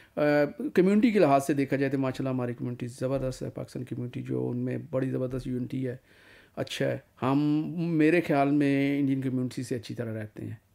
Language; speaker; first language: Urdu; non-native, local second language; Punjabi